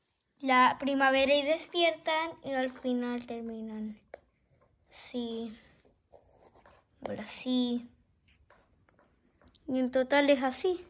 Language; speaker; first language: Spanish; early bilingual, heritage; Spanish